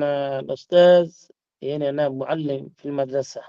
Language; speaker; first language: Arabic; non-native, learner; Bangla